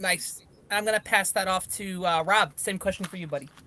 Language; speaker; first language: English; native; English